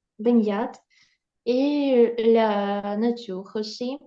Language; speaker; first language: French; non-native, learner; Ukrainian